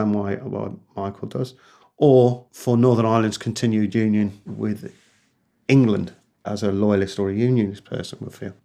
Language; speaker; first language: English; native; English